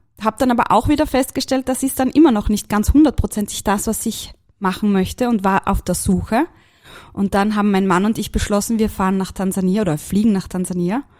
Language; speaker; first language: German; native; German